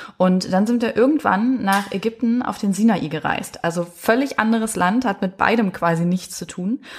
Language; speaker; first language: German; native; German